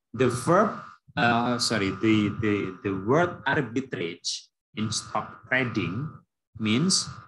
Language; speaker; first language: English; non-native, fluent; Indonesian